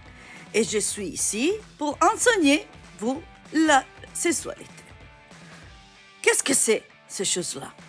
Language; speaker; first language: French; non-native, learner; Italian